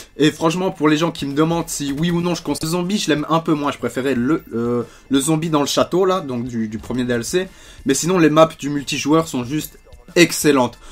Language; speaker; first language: French; native; French